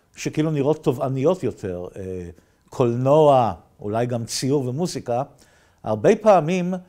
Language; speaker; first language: Hebrew; native; Hebrew